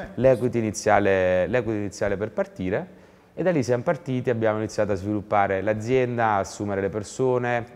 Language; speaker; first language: Italian; native; Italian